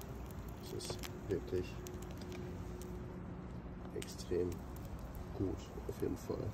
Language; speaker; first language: German; native; German